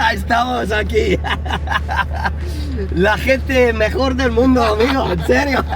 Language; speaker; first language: Spanish; non-native, learner; English